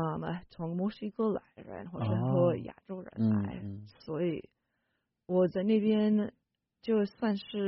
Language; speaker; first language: Chinese; non-native, fluent; English